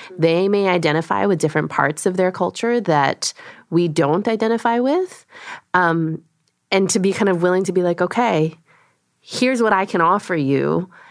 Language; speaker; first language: English; early bilingual, other home language; Korean